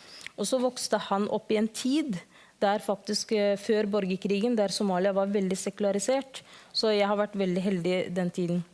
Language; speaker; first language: Norwegian; early bilingual, other home language; Somali